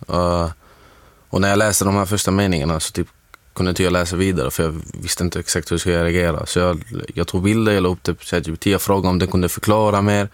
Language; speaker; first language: Swedish; non-native, fluent; Arabic